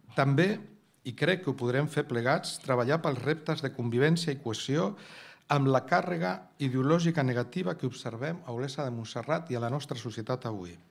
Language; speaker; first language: Catalan; non-native, local second language; Spanish